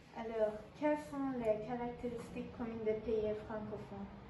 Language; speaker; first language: French; non-native, learner; Turkish